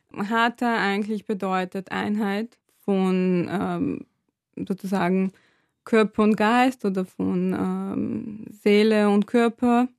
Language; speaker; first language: German; non-native, fluent; Serbian